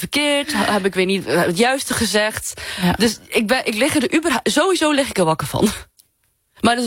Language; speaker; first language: Dutch; non-native, local second language; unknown